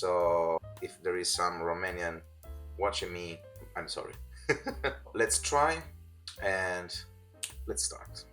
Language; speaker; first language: English; non-native, fluent; Italian